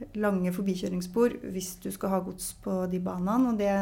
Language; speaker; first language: Norwegian; native; Norwegian